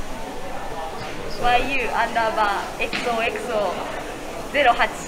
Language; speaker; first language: Japanese; native; Japanese